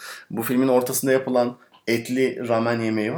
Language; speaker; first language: Turkish; native; Turkish